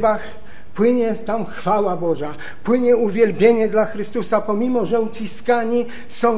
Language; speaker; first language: Polish; native; Polish